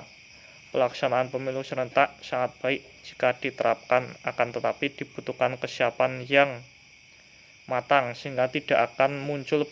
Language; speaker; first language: Indonesian; native; Indonesian